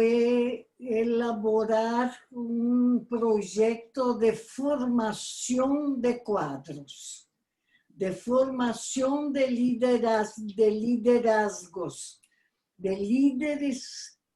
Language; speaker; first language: Spanish; non-native, fluent; Portuguese